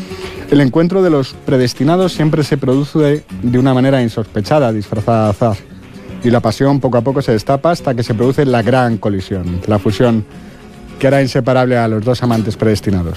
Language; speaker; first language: Spanish; native; Spanish